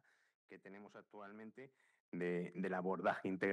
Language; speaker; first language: Spanish; native; Spanish